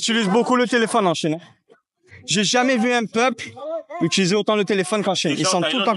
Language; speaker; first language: French; native; French